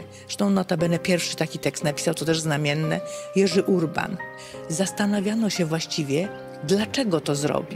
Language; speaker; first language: Polish; native; Polish